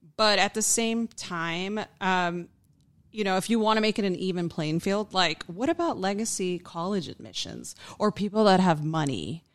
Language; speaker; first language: English; early bilingual, other home language; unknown